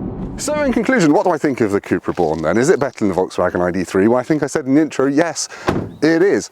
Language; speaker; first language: English; native; English